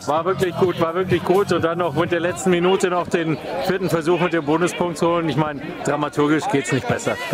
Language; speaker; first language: German; native; German